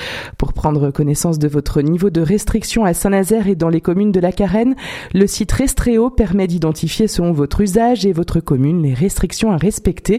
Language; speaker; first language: French; native; French